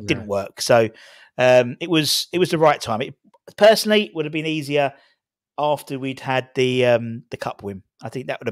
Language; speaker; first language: English; native; English